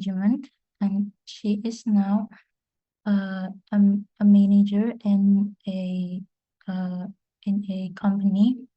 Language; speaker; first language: English; non-native, fluent; Indonesian